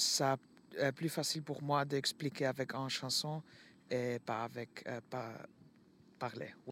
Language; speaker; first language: French; non-native, learner; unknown